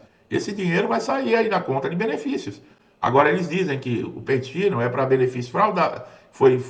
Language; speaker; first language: Portuguese; native; Portuguese